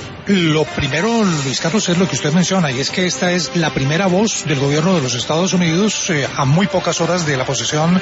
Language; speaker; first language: Spanish; native; Spanish